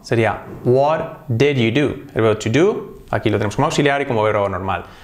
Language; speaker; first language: Spanish; native; Spanish